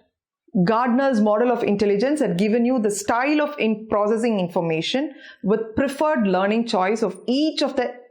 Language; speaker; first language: English; non-native, local second language; Tamil